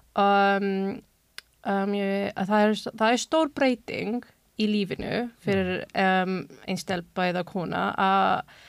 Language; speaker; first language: Icelandic; non-native, learner; Urdu